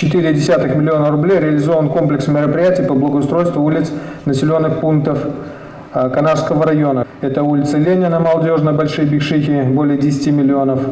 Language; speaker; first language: Russian; native; Russian